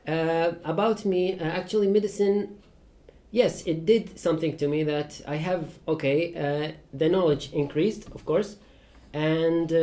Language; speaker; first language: English; non-native, fluent; Persian